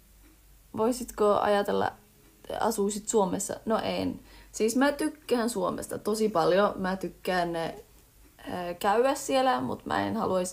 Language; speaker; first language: Finnish; early bilingual, heritage; Finnish